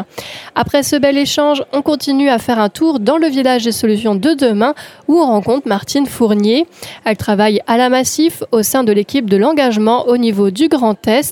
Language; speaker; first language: French; native; French